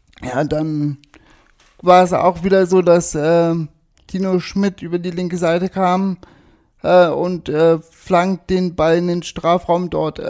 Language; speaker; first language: German; native; German